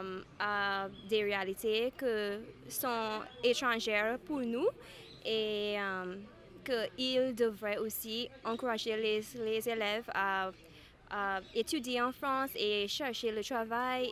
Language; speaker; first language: French; non-native, fluent; English